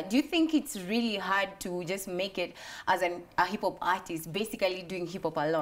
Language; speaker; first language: English; non-native, local second language; Swahili